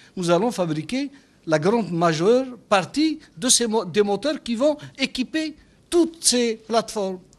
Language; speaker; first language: French; non-native, local second language; Arabic